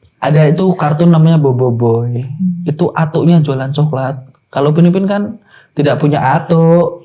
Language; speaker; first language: Indonesian; native; Indonesian